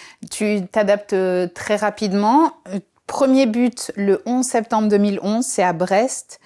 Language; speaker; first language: French; native; French